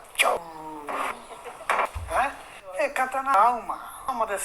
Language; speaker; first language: Portuguese; non-native, learner; Japanese